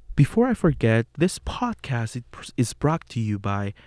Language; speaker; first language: English; non-native, fluent; Spanish